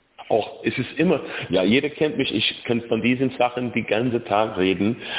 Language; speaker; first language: German; non-native, fluent; English